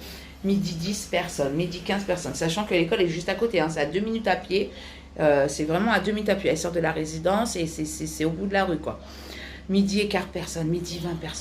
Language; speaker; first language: French; native; French